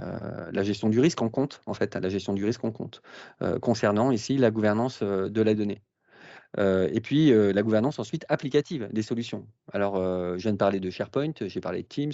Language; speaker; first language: French; native; French